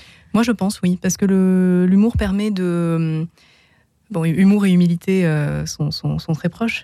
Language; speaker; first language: French; native; French